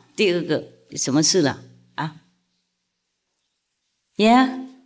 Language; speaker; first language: Chinese; non-native, fluent; Vietnamese